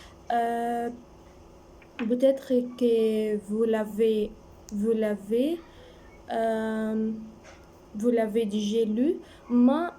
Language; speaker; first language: French; non-native, learner; Arabic